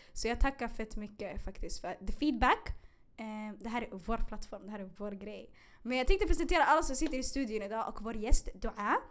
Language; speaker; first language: Swedish; early bilingual, other home language; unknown